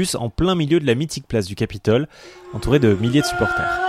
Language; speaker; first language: French; native; French